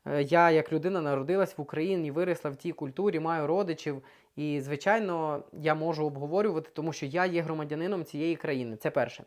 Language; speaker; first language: Ukrainian; native; Ukrainian